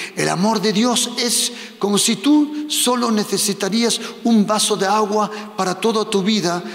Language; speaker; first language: Spanish; early bilingual, heritage; Spanish